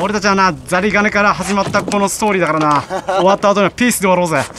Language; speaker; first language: Japanese; native; Japanese